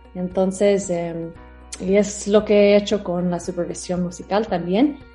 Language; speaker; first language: Spanish; non-native, fluent; English